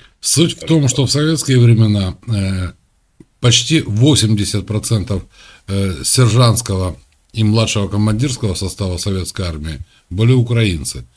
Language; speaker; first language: Russian; native; Russian